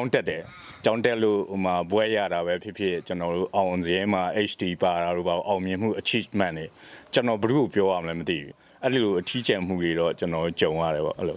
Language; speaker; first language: Burmese; native; Burmese